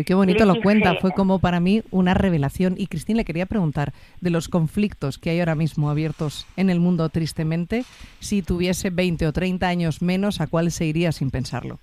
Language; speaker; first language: Spanish; native; Spanish